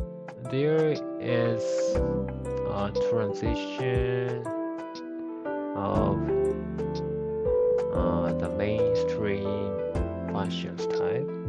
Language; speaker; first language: English; non-native, learner; Japanese